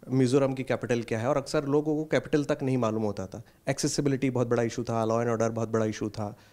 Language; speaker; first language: Hindi; native; Hindi